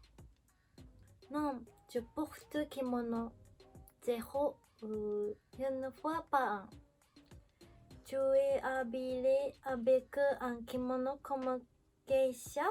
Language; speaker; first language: French; non-native, learner; Japanese